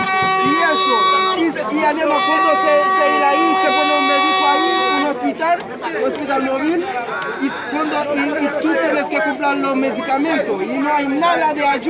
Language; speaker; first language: Spanish; non-native, fluent; Haitian Creole